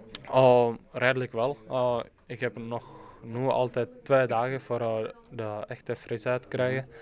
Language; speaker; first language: Dutch; non-native, fluent; Czech